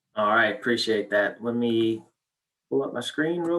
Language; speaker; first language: English; native; English